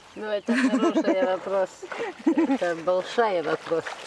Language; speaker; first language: Russian; non-native, fluent; French